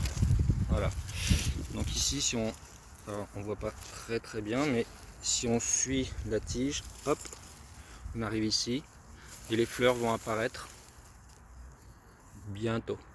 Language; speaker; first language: French; native; French